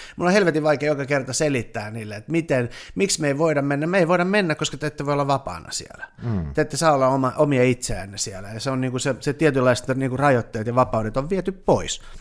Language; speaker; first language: Finnish; early bilingual, other home language; Persian